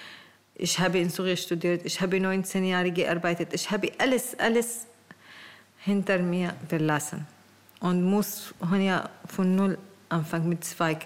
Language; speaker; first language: German; non-native, learner; Arabic